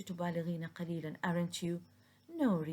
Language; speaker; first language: Arabic; native; Arabic